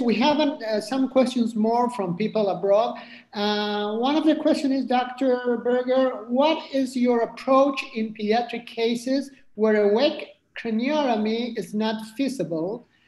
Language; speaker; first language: English; non-native, fluent; Spanish